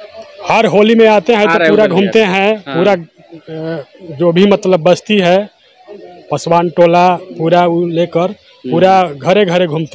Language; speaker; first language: Hindi; non-native, local second language; Bhojpuri